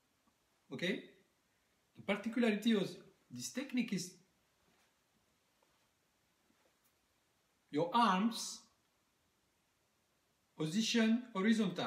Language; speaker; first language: English; non-native, learner; French